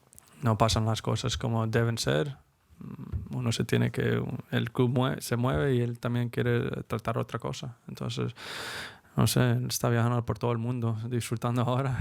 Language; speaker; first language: Spanish; early bilingual, heritage; Spanish